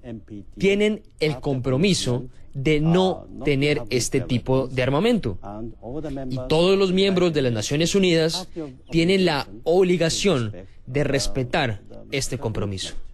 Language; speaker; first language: Spanish; non-native, fluent; English